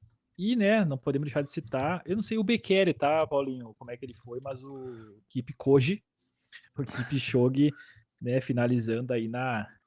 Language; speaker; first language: Portuguese; native; Portuguese